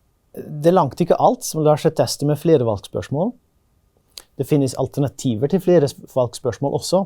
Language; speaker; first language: Norwegian; non-native, fluent; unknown